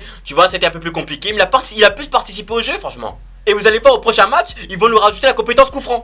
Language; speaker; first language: French; native; French